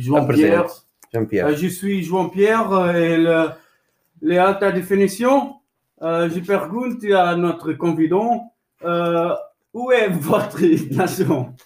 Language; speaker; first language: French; non-native, learner; Portuguese